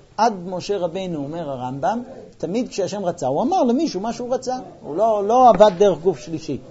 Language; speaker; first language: Hebrew; non-native, fluent; English